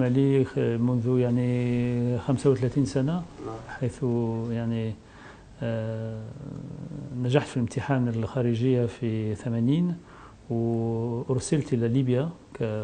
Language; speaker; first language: Arabic; non-native, fluent; French